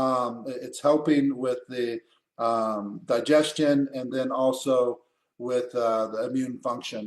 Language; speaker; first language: English; native; English